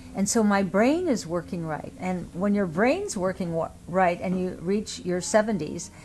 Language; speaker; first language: English; native; English